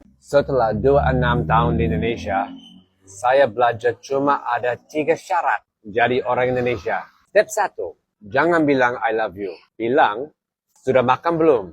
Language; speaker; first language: Indonesian; non-native, fluent; English